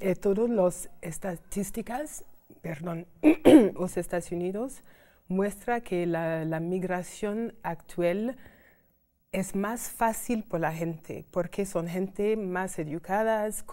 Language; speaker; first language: Spanish; non-native, fluent; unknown